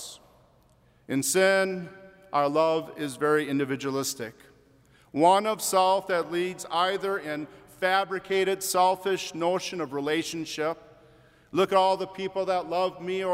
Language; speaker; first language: English; native; English